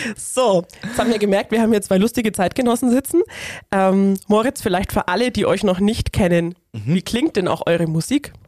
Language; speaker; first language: German; native; German